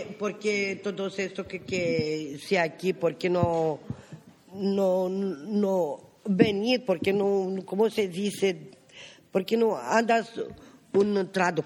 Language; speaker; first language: Spanish; non-native, learner; Romany